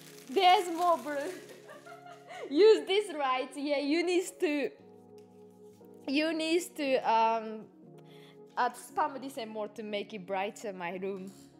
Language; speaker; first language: English; non-native, fluent; Japanese